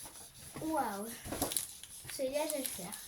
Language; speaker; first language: French; native; French